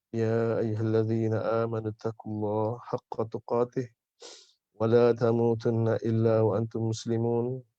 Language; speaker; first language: Arabic; non-native, fluent; Malay